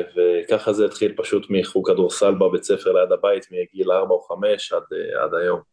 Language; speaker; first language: Hebrew; native; Hebrew